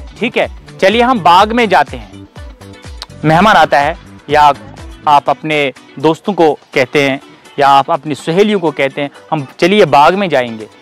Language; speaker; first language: Hindi; non-native, local second language; Kashmiri